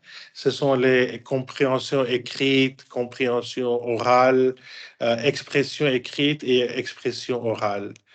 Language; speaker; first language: French; non-native, fluent; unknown